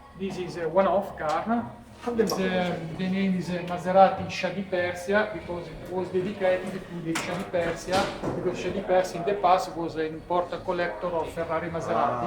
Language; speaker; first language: English; non-native, learner; Italian